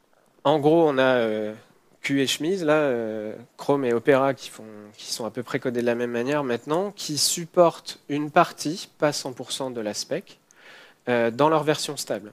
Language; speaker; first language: French; native; French